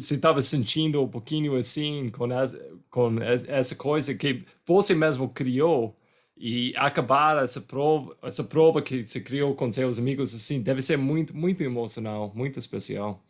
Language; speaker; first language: Portuguese; non-native, fluent; English